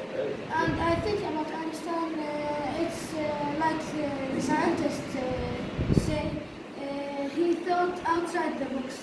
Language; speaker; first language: English; non-native, learner; Arabic